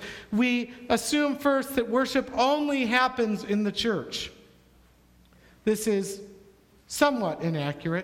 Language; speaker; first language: English; native; English